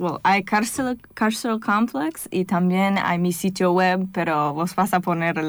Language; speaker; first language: Spanish; non-native, fluent; English